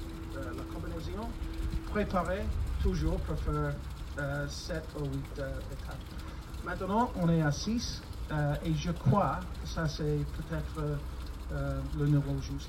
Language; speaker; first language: French; non-native, fluent; English